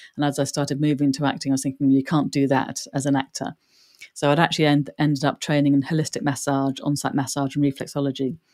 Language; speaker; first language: English; native; English